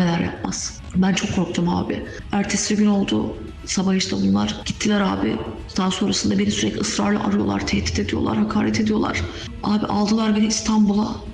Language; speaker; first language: Turkish; native; Turkish